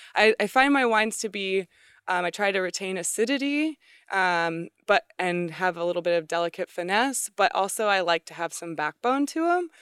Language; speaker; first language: English; native; English